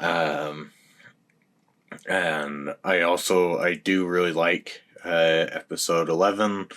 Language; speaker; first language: English; native; English